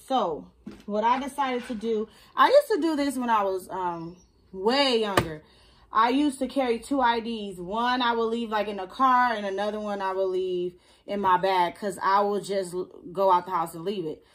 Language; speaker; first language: English; native; English